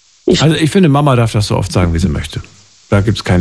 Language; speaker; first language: German; native; German